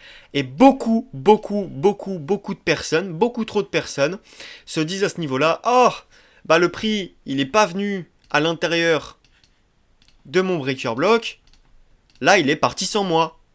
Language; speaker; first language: French; native; French